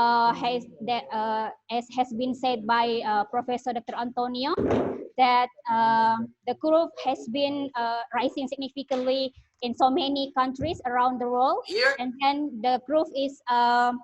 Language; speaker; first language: English; non-native, learner; Indonesian